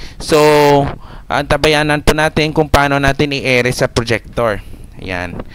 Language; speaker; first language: Filipino; non-native, local second language; Hiligaynon